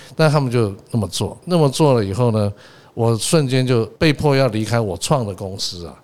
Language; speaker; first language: Chinese; native; Chinese